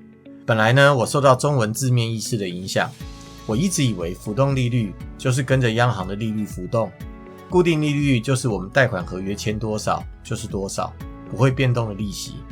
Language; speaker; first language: Chinese; native; Chinese